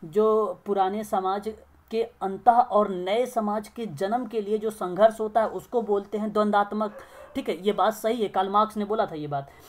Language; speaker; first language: Hindi; native; Hindi